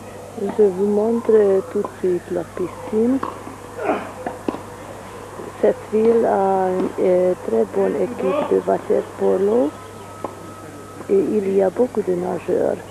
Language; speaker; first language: French; non-native, fluent; Hungarian